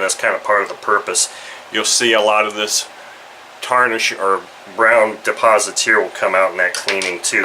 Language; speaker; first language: English; native; English